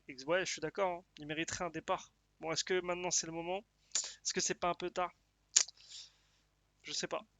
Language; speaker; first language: French; native; French